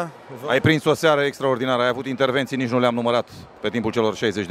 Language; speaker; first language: Romanian; native; Romanian